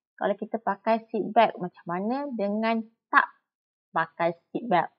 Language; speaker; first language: English; non-native, local second language; Malay